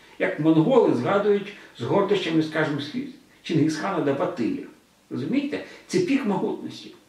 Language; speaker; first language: Ukrainian; non-native, local second language; Russian